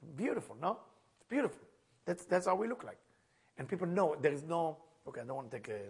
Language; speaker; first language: English; non-native, fluent; Hebrew